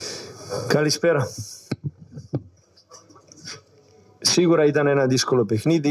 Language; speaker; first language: Greek; non-native, learner; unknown